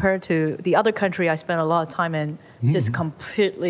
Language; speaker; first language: English; non-native, local second language; Cantonese